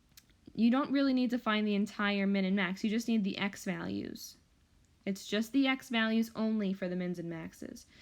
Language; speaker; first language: English; native; English